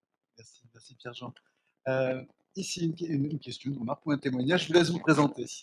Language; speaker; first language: French; native; French